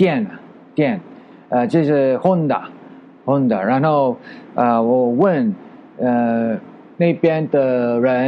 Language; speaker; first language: Chinese; non-native, learner; Filipino